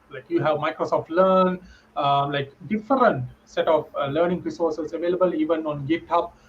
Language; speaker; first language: English; non-native, local second language; Sinhala